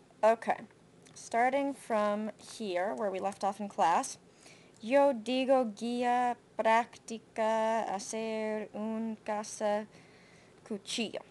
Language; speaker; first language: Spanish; non-native, learner; English